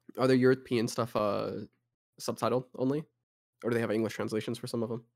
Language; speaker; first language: English; native; English